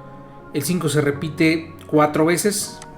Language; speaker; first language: Spanish; native; Spanish